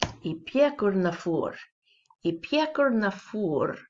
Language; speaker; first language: Albanian; non-native, learner; English